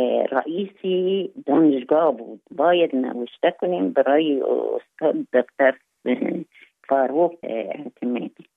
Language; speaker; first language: Persian; non-native, fluent; Arabic